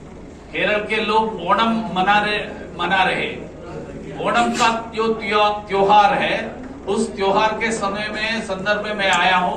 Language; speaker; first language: Hindi; non-native, local second language; Malayalam